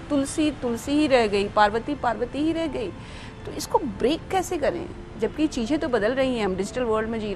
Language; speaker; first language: Hindi; native; Hindi